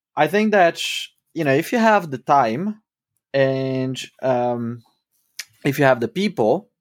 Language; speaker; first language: English; non-native, fluent; Portuguese